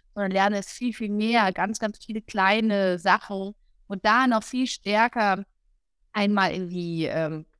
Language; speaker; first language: German; non-native, fluent; English